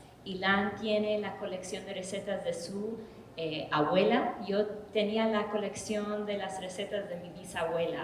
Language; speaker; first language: Spanish; early bilingual, heritage; English